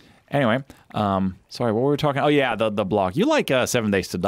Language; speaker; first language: English; native; English